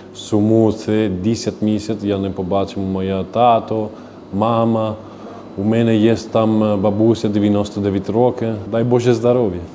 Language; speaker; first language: Ukrainian; non-native, learner; Italian